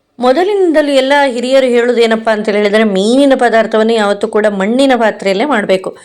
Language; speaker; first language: Kannada; non-native, local second language; Konkani